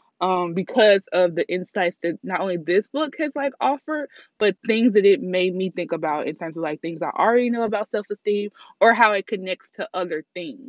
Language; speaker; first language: English; native; English